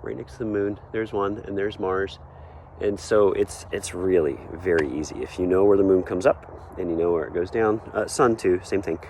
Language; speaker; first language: English; native; English